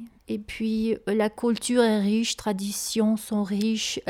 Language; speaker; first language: French; non-native, learner; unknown